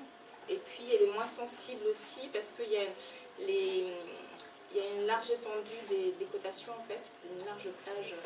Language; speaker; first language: French; native; French